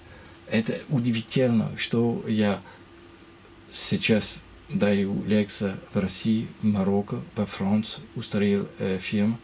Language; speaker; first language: Russian; non-native, learner; French